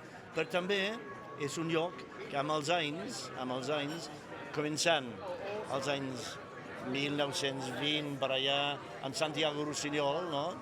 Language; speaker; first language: Catalan; non-native, fluent; English